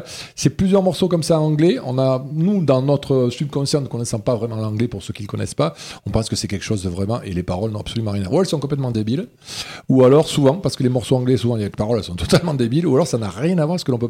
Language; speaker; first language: French; native; French